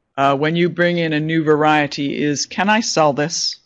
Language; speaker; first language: English; native; English